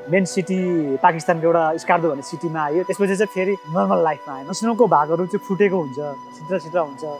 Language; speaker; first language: Nepali; non-native, local second language; Sherpa